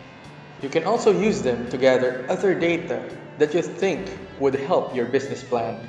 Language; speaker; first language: English; non-native, local second language; Filipino